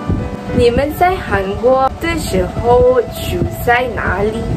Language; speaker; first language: Chinese; non-native, learner; Malay